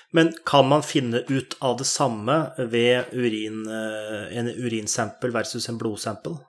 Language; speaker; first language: Norwegian; native; Norwegian